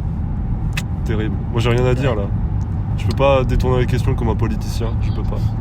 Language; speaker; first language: French; native; French